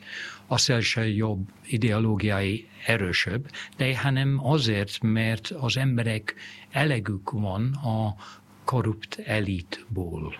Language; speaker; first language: Hungarian; non-native, fluent; English